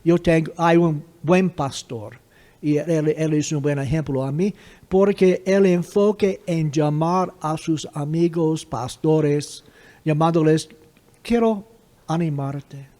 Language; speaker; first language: Spanish; non-native, fluent; English